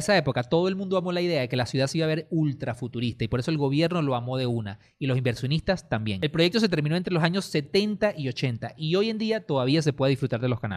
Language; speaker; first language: Spanish; native; Spanish